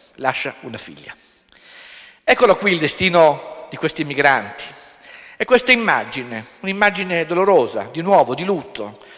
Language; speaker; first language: Italian; native; Italian